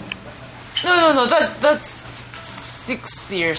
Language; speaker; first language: English; non-native, fluent; Japanese